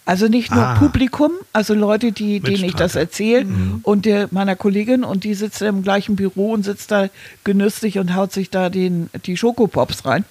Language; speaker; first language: German; native; German